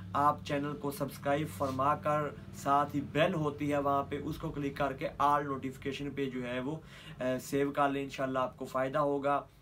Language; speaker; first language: Urdu; non-native, local second language; Punjabi